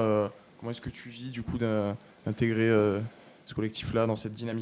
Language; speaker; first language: French; native; French